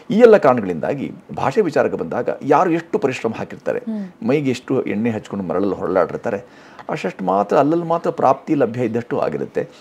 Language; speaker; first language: Kannada; non-native, local second language; Hindi